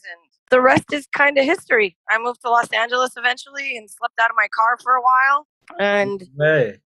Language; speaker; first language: English; native; English